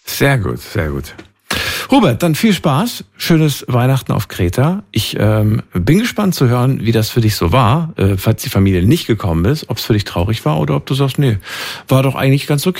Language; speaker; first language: German; native; German